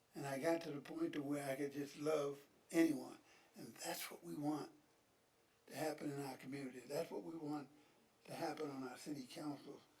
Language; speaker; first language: English; native; English